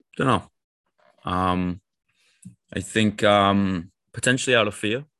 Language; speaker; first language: English; native; English